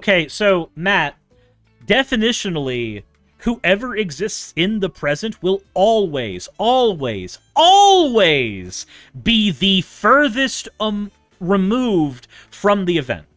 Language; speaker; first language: English; native; English